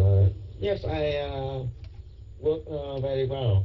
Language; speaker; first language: English; non-native, learner; Vietnamese